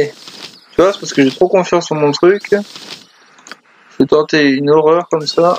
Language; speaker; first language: French; native; French